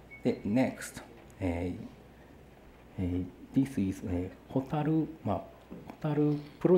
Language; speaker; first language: English; non-native, learner; Japanese